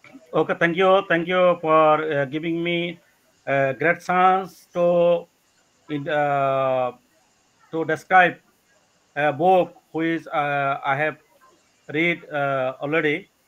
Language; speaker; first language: English; non-native, learner; Bangla